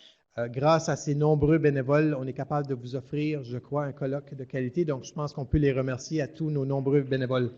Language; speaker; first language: French; native; French